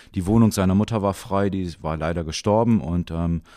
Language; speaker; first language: German; native; German